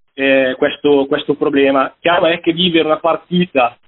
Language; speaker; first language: Italian; native; Italian